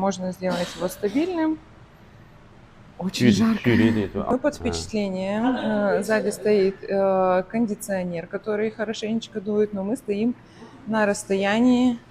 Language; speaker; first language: Russian; native; Russian